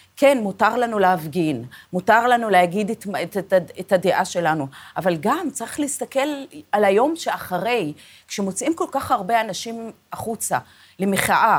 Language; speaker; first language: Hebrew; non-native, local second language; Arabic